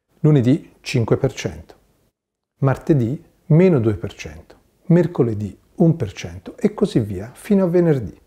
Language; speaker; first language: Italian; native; Italian